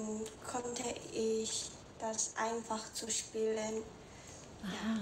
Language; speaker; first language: German; non-native, learner; Korean